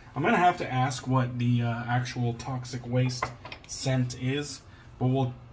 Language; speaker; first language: English; native; English